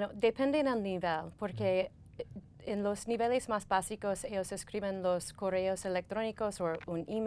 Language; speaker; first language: Spanish; non-native, fluent; English